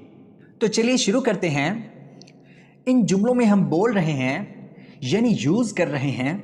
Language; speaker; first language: Urdu; native; Urdu